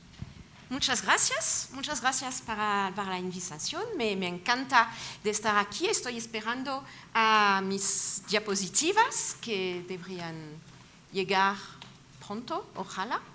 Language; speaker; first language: Spanish; non-native, fluent; French